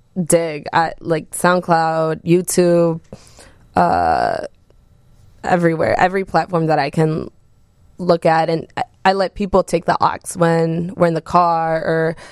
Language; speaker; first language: English; early bilingual, other home language; Spanish